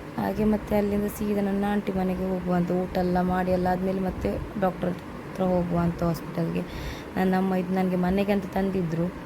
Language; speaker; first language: Kannada; non-native, local second language; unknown